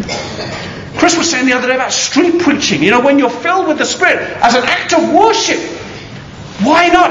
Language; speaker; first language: English; native; English